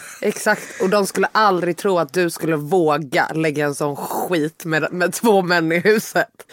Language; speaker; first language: Swedish; native; Swedish